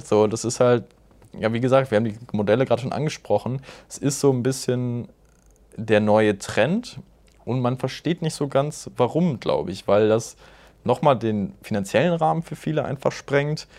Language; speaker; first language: German; native; German